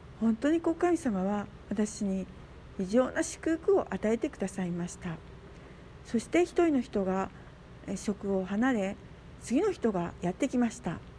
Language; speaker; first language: Japanese; native; Japanese